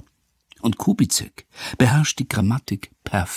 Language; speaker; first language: German; native; German